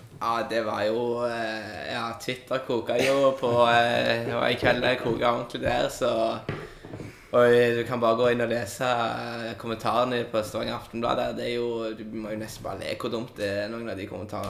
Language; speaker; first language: Norwegian; native; Norwegian